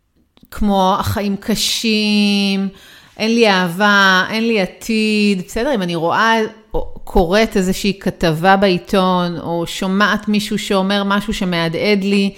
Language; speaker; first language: Hebrew; native; Hebrew